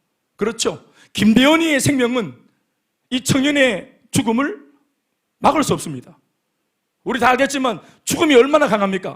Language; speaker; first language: Korean; native; Korean